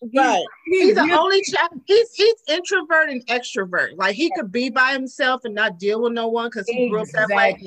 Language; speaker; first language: English; native; English